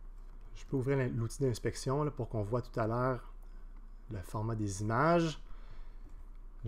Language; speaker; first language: French; native; French